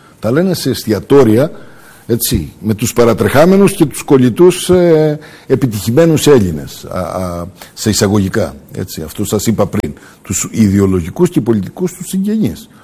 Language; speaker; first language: Greek; early bilingual, heritage; Greek